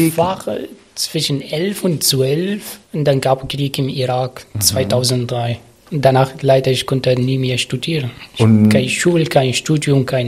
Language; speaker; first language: German; non-native, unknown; Arabic